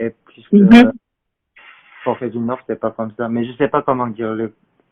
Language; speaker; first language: French; non-native, learner; Korean